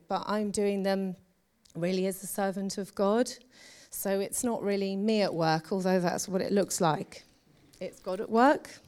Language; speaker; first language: English; native; English